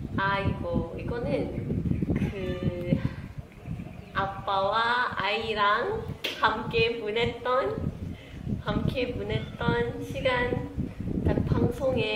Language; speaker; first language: Korean; non-native, learner; Malay